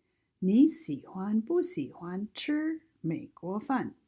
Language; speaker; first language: Chinese; non-native, fluent; English